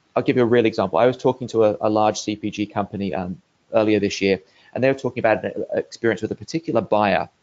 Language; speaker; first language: English; native; English